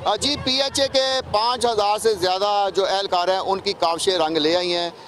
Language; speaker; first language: Urdu; non-native, local second language; Punjabi